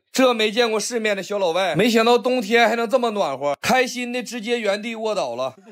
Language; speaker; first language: Chinese; native; Chinese